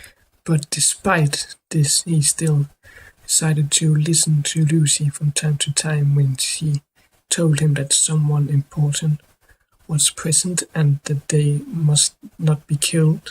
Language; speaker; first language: English; non-native, fluent; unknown